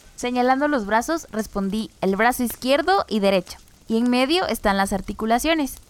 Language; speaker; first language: Spanish; non-native, local second language; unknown